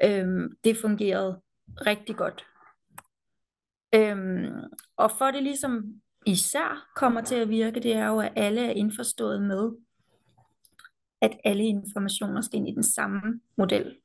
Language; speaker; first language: Danish; native; Danish